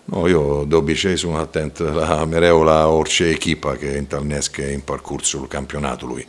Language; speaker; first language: Romanian; non-native, fluent; Italian